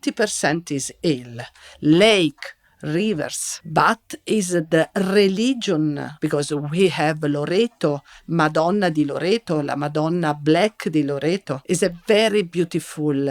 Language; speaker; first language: English; non-native, learner; Italian